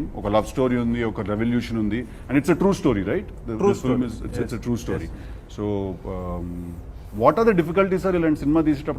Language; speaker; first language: Telugu; native; Telugu